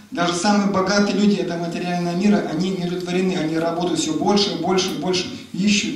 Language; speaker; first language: Russian; native; Russian